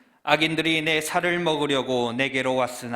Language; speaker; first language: Korean; native; Korean